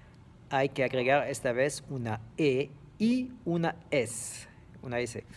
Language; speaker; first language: Spanish; non-native, fluent; French